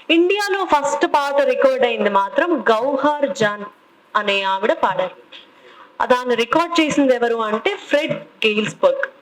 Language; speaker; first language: Telugu; native; Telugu